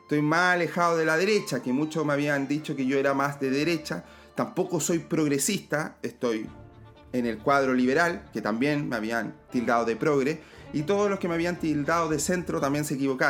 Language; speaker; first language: Spanish; native; Spanish